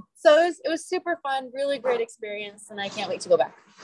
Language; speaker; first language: English; native; English